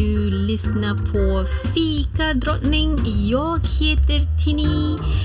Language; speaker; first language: Swedish; non-native, learner; Malay